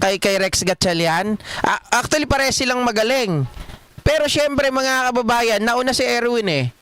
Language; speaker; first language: Filipino; native; Filipino